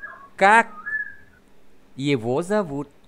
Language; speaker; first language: Russian; non-native, fluent; Vietnamese